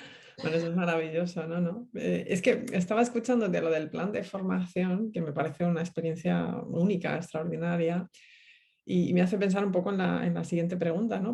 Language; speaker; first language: Spanish; native; Spanish